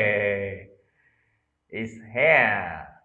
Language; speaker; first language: English; non-native, learner; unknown